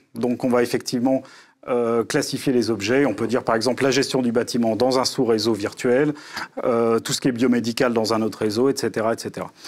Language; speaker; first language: French; native; French